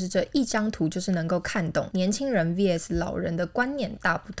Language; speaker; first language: Chinese; native; Chinese